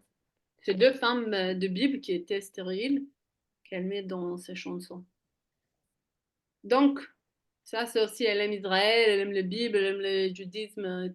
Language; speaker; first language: French; non-native, fluent; Hebrew